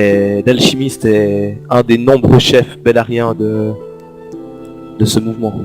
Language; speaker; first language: French; native; French